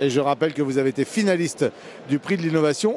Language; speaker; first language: French; native; French